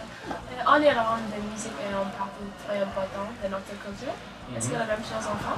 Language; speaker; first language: French; non-native, learner; English